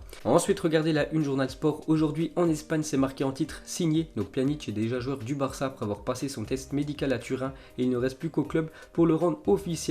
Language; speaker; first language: French; native; French